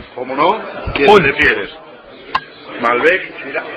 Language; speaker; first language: Spanish; native; Spanish